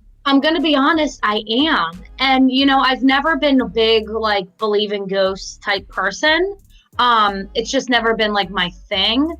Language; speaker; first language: English; native; English